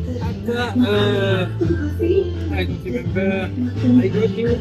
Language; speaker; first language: English; non-native, learner; French